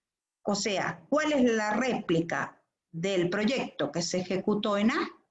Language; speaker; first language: Spanish; native; Spanish